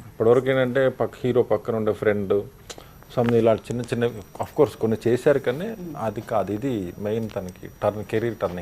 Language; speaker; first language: Telugu; native; Telugu